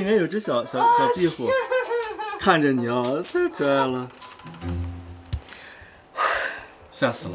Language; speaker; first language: Chinese; native; Chinese